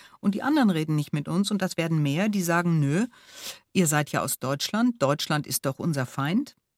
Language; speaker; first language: German; native; German